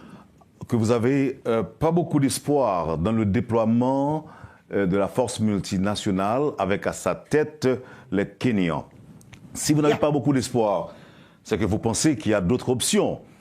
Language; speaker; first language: French; non-native, local second language; Haitian Creole